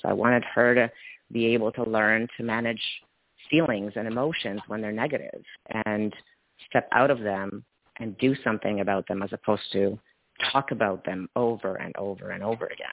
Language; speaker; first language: English; non-native, fluent; Polish